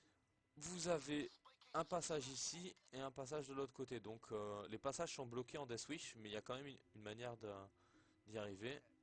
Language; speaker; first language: French; native; French